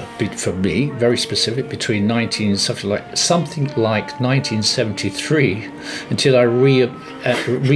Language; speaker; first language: English; native; English